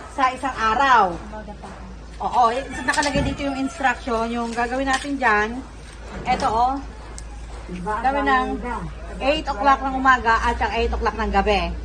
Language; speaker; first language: Filipino; native; Filipino